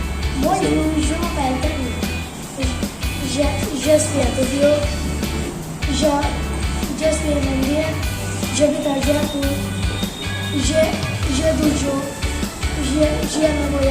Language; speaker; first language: French; non-native, learner; Hindi